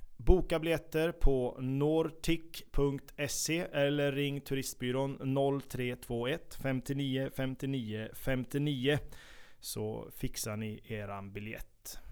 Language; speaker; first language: Swedish; native; Swedish